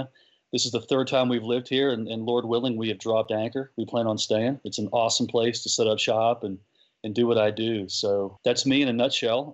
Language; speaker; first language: English; native; English